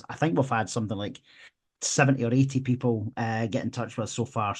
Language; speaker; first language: English; native; English